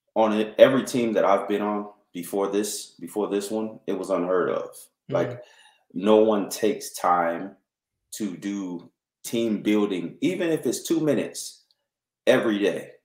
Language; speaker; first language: English; native; English